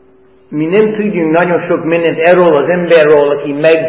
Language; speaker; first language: Hungarian; non-native, fluent; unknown